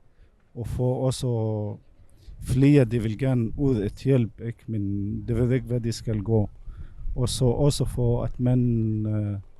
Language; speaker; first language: Danish; non-native, fluent; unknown